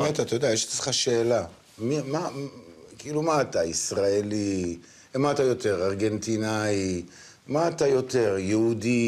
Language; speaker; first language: Hebrew; native; Hebrew